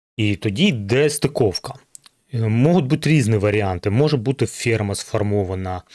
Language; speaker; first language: Ukrainian; non-native, local second language; Russian